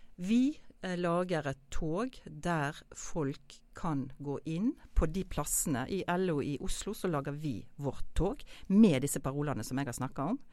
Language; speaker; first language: Norwegian; native; Norwegian